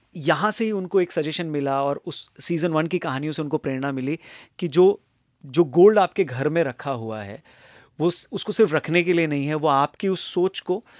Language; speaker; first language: Hindi; native; Hindi